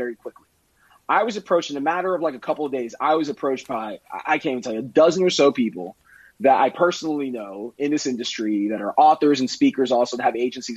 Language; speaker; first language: English; native; English